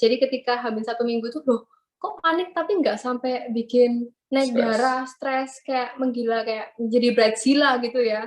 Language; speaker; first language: Indonesian; native; Indonesian